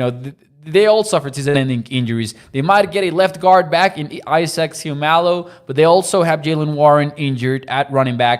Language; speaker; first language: English; native; English